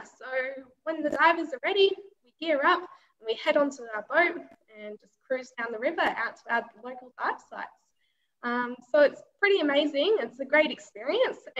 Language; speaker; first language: English; native; English